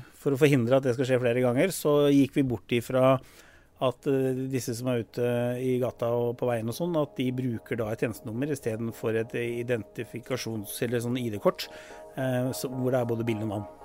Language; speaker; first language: Norwegian; native; Norwegian